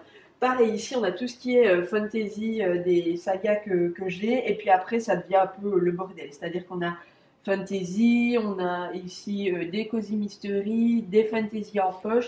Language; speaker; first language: French; native; French